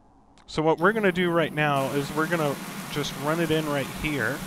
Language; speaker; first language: English; native; English